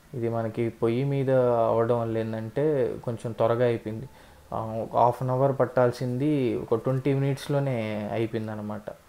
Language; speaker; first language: Telugu; non-native, local second language; Urdu